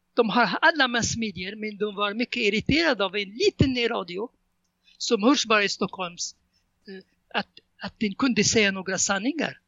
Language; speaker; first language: Swedish; non-native, fluent; Arabic